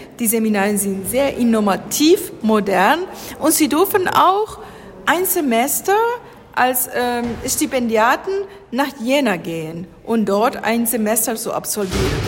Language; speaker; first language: German; non-native, fluent; Spanish